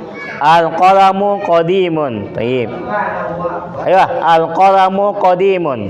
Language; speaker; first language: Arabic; non-native, fluent; Indonesian